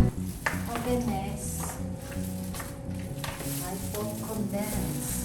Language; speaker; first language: English; non-native, learner; Filipino